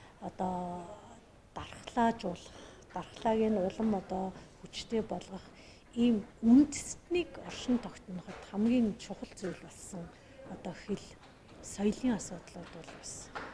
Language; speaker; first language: Mongolian; non-native, local second language; Kazakh